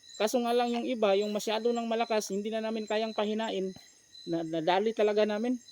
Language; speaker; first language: Filipino; non-native, local second language; Cebuano